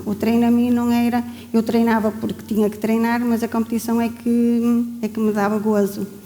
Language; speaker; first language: Portuguese; native; Portuguese